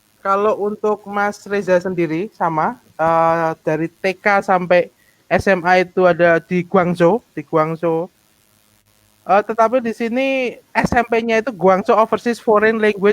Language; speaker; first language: Indonesian; native; Indonesian